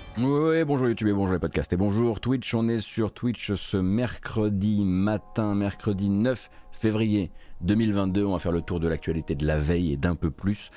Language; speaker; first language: French; native; French